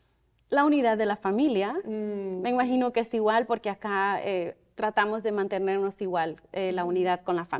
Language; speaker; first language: Spanish; early bilingual, other home language; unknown